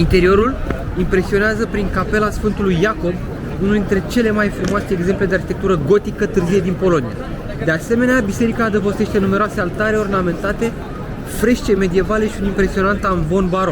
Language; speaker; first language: Romanian; native; Romanian